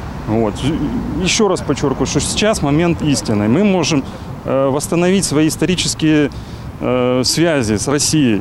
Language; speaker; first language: Russian; native; Russian